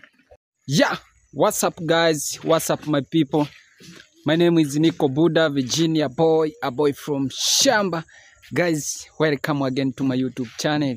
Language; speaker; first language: English; non-native, learner; Swahili